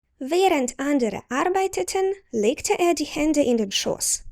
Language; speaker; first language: German; non-native, fluent; Ukrainian